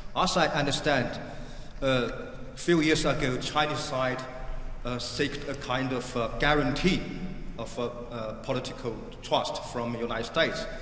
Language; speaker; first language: English; non-native, fluent; Chinese